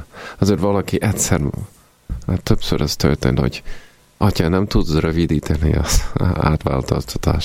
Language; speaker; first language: Hungarian; non-native, fluent; Italian